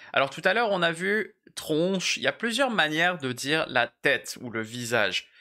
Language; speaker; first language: French; native; French